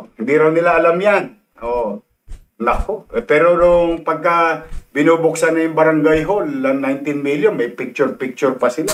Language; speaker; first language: Filipino; native; Filipino